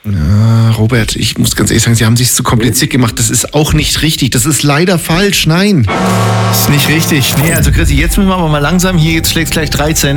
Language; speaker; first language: German; native; German